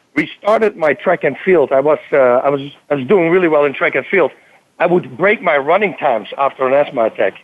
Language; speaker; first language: English; non-native, fluent; Dutch